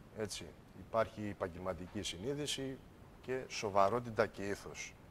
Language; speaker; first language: Greek; early bilingual, heritage; Greek